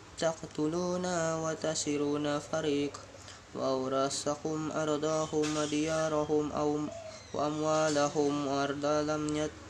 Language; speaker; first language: Arabic; non-native, learner; Indonesian